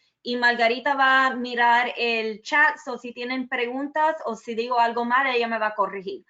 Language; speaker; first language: Spanish; early bilingual, other home language; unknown